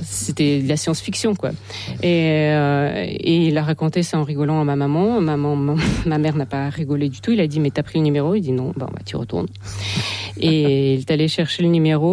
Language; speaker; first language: French; non-native, fluent; Ukrainian